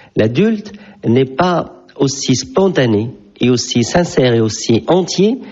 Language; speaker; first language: French; non-native, local second language; Arabic